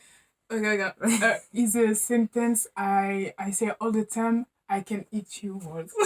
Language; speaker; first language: English; non-native, learner; French